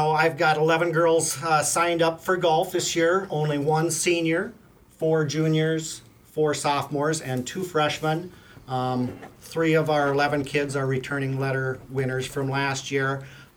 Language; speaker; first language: English; native; English